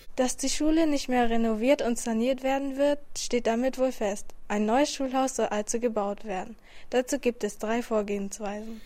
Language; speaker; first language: German; native; German